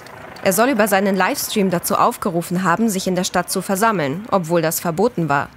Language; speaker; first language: German; native; German